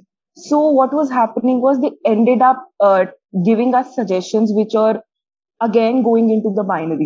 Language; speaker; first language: English; non-native, local second language; Hindi